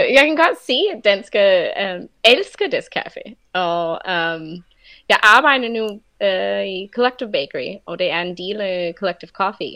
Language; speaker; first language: Danish; non-native, fluent; English